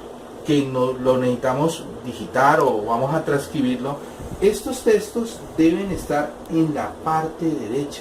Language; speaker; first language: Spanish; native; Spanish